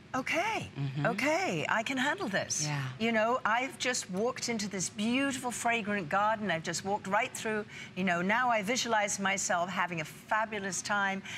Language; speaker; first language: English; native; English